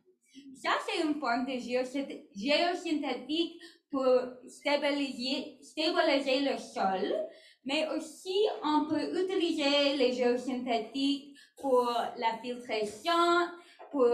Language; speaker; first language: French; non-native, learner; English